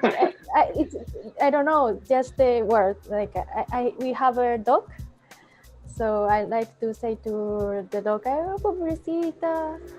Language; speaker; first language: English; non-native, fluent; Japanese